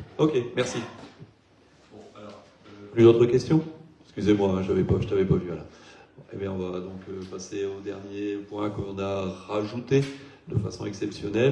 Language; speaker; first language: French; native; French